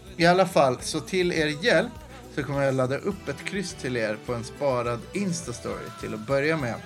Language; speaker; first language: Swedish; native; Swedish